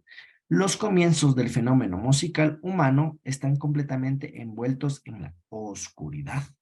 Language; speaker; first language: Spanish; native; Spanish